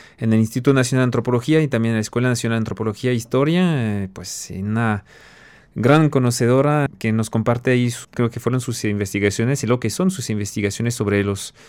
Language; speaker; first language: Spanish; non-native, fluent; French